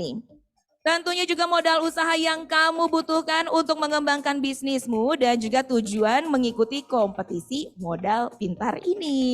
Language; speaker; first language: Indonesian; native; Indonesian